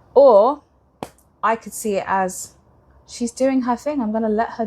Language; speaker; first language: English; native; English